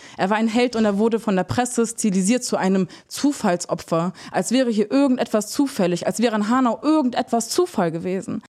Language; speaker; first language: German; early bilingual, other home language; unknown